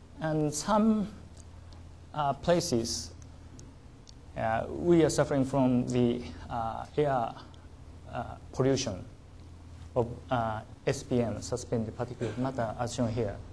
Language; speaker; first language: English; non-native, learner; Japanese